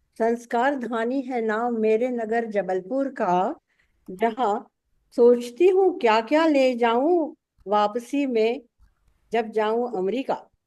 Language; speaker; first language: Hindi; native; Hindi